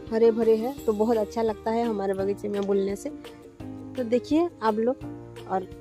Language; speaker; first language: Hindi; non-native, local second language; Odia